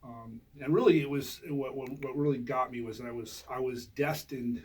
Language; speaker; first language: English; native; English